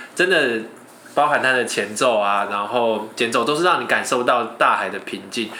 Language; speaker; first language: Chinese; non-native, local second language; Min Nan Chinese